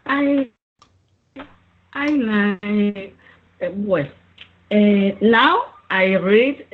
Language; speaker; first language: English; non-native, learner; Spanish